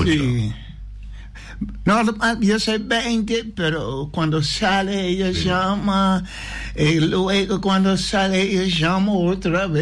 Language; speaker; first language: Spanish; non-native, learner; English